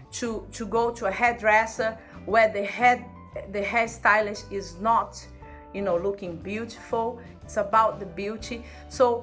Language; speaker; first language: English; non-native, fluent; Portuguese